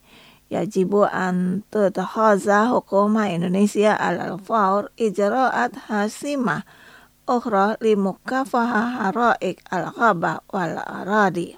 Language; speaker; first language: Arabic; non-native, fluent; Indonesian